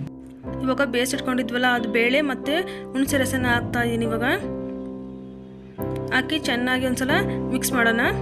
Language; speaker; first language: Kannada; native; Kannada